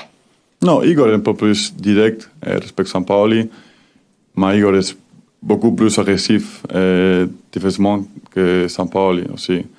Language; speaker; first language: French; non-native, learner; Spanish